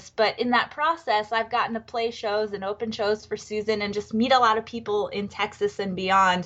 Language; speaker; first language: English; native; English